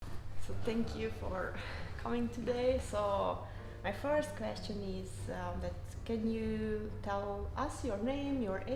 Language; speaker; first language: English; non-native, fluent; Japanese